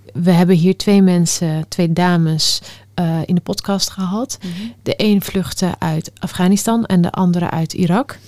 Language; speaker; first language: Dutch; early bilingual, other home language; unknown